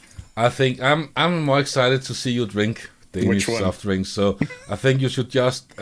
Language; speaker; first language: English; non-native, fluent; Danish